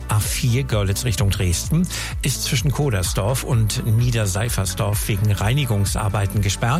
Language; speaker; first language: German; native; German